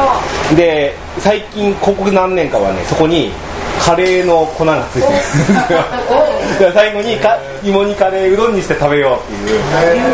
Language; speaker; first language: Japanese; native; Japanese